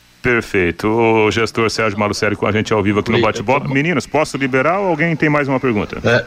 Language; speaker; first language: Portuguese; native; Portuguese